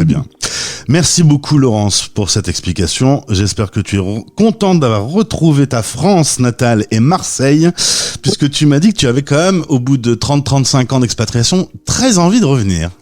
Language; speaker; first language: French; native; French